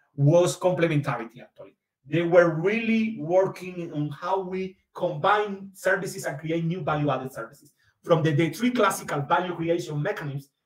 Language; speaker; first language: English; non-native, fluent; Spanish